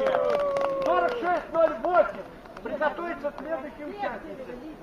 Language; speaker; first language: Russian; native; Russian